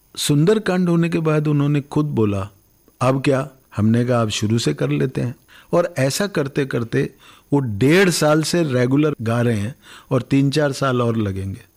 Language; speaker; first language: Hindi; native; Hindi